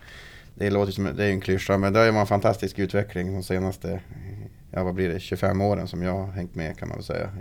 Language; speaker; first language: Swedish; native; Swedish